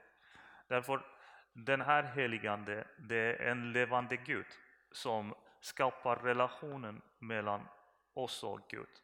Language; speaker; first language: Swedish; non-native, learner; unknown